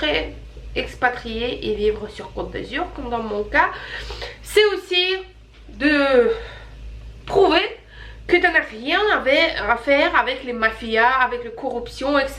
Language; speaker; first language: French; non-native, fluent; Russian